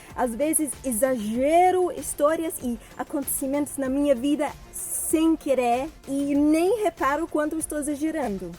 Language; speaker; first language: Portuguese; non-native, fluent; English